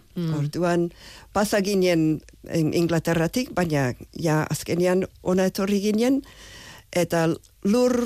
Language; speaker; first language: Basque; early bilingual, other home language; English